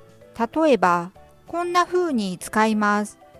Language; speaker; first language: Japanese; non-native, fluent; Korean